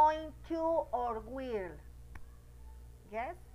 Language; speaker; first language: English; non-native, learner; Spanish